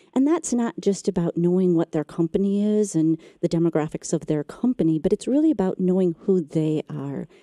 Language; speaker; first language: English; native; English